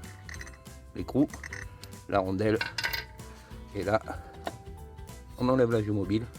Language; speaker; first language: French; native; French